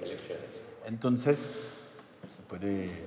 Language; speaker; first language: Spanish; non-native, learner; French